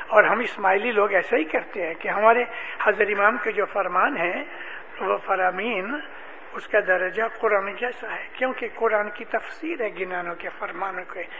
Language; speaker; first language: Urdu; non-native, local second language; Gujarati